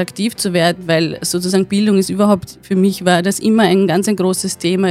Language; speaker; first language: German; native; German